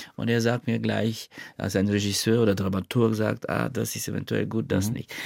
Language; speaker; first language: German; non-native, fluent; Bulgarian